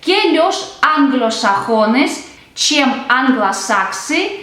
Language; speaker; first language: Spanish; non-native, fluent; Russian